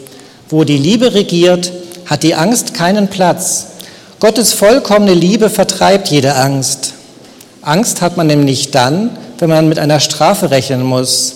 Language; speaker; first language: German; native; German